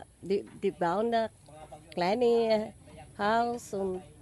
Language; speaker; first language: German; non-native, learner; Waray